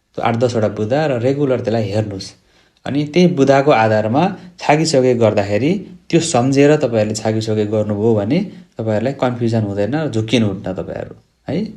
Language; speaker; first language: Nepali; native; Nepali